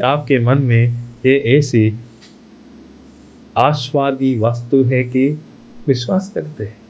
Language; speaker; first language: Hindi; non-native, fluent; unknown